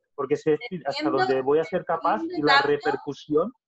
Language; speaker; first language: Spanish; non-native, local second language; Catalan